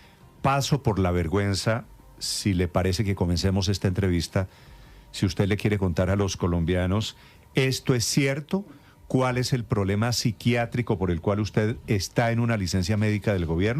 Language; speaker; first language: Spanish; native; Spanish